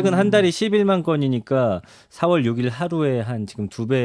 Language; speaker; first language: Korean; native; Korean